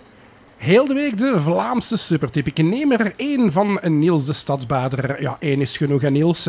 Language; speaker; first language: Dutch; native; Dutch